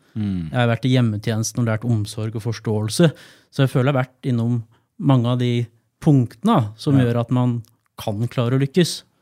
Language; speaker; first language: Norwegian; native; Norwegian